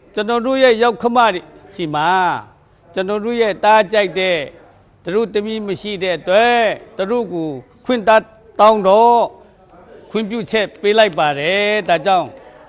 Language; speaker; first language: Burmese; non-native, local second language; Kachin